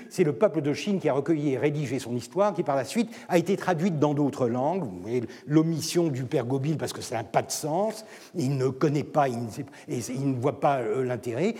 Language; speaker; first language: French; non-native, fluent; Turkish